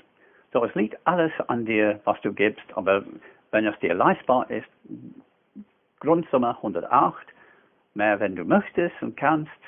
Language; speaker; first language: German; non-native, fluent; English